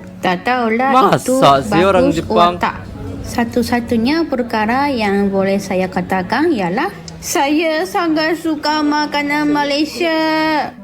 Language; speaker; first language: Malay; non-native, fluent; Japanese